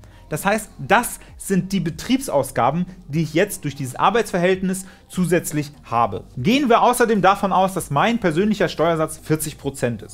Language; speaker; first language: German; native; German